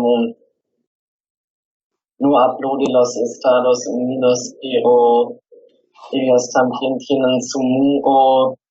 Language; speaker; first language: Spanish; non-native, fluent; German